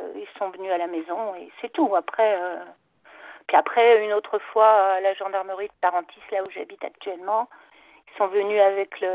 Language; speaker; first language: French; native; French